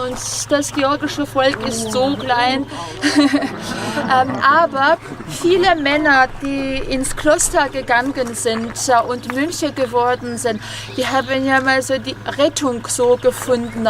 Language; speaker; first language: German; non-native, fluent; Georgian